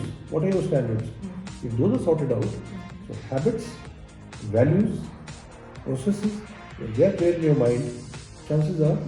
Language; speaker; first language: English; non-native, local second language; Hindi